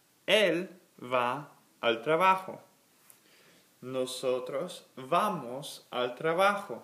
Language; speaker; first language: Spanish; non-native, fluent; English